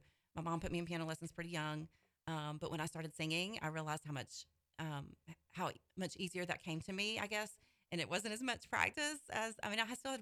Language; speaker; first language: English; native; English